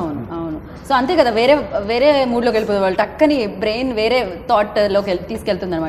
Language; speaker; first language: Telugu; native; Telugu